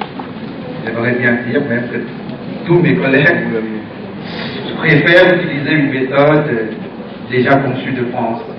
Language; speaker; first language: French; non-native, fluent; Thai